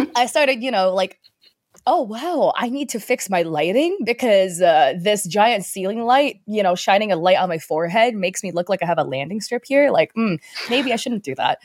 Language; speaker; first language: English; early bilingual, other home language; Chinese